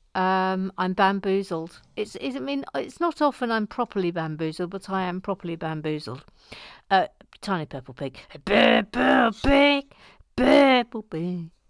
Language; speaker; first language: English; native; English